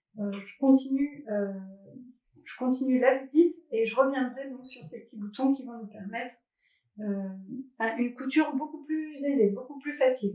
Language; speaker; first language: French; native; French